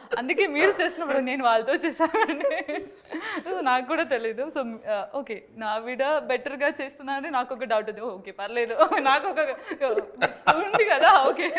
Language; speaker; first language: Telugu; non-native, fluent; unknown